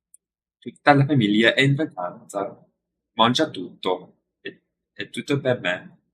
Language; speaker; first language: Italian; non-native, learner; English